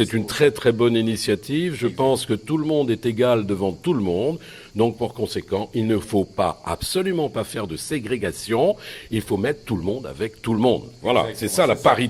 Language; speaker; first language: French; native; French